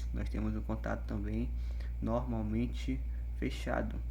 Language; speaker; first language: Portuguese; native; Portuguese